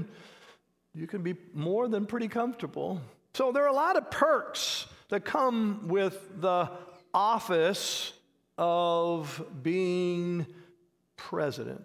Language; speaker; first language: English; native; English